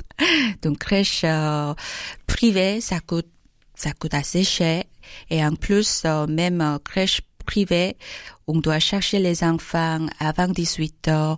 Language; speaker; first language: French; non-native, learner; Korean